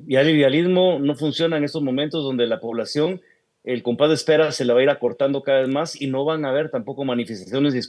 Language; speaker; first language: Spanish; native; Spanish